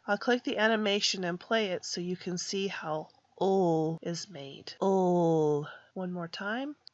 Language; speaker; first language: English; native; English